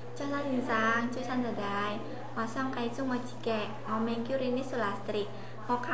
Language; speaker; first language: Cantonese; non-native, learner; Indonesian